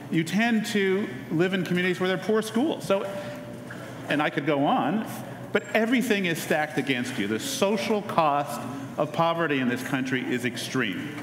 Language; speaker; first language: English; native; English